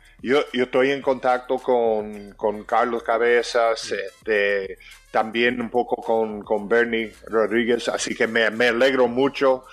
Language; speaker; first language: Spanish; early bilingual, heritage; English